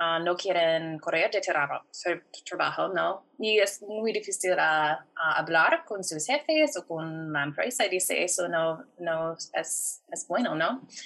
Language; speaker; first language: Spanish; non-native, fluent; English